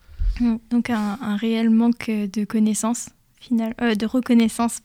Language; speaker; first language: French; native; French